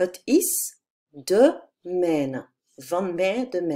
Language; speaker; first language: Dutch; non-native, fluent; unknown